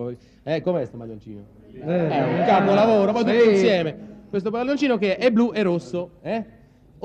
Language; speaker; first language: Italian; native; Italian